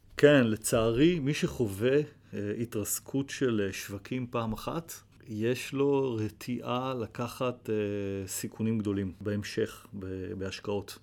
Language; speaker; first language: Hebrew; native; Hebrew